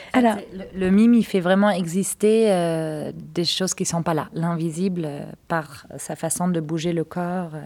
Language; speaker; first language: French; non-native, fluent; German